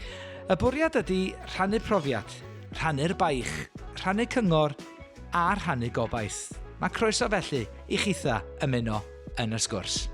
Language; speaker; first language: Welsh; native; Welsh